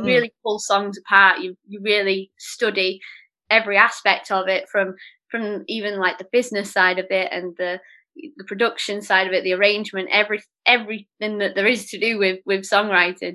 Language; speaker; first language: English; native; English